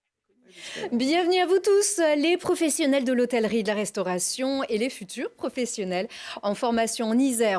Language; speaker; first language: French; native; French